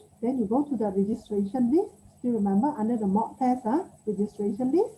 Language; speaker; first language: English; non-native, local second language; Chinese